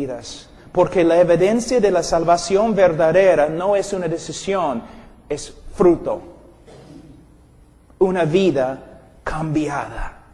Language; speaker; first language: Spanish; non-native, fluent; English